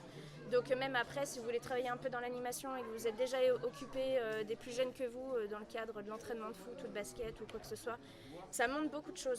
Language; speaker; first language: French; native; French